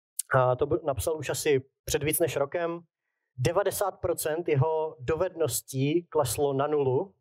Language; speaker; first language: Czech; native; Czech